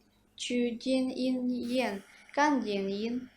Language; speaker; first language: Chinese; non-native, learner; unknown